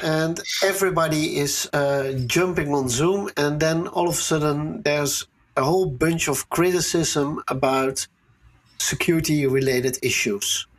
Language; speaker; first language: English; non-native, fluent; Dutch